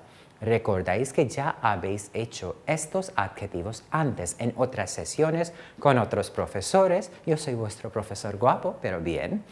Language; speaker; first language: Spanish; non-native, fluent; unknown